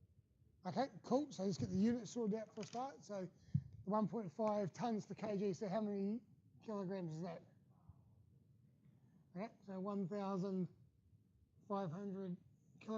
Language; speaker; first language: English; native; English